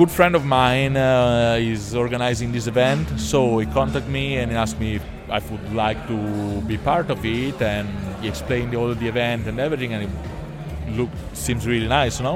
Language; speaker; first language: English; non-native, fluent; Italian